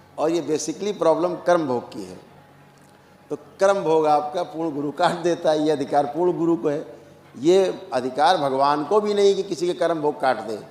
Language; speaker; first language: Hindi; native; Hindi